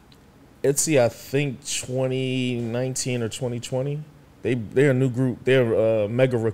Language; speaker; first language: English; native; English